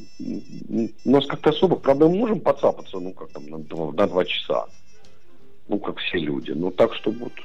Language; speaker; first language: Russian; native; Russian